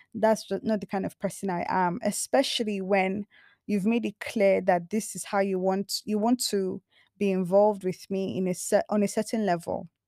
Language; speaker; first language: English; non-native, local second language; Yoruba